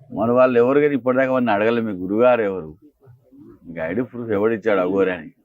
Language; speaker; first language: Telugu; native; Telugu